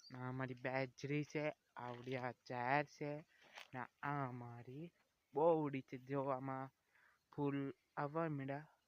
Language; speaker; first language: Gujarati; native; Gujarati